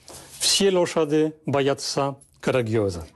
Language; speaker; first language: Russian; non-native, fluent; French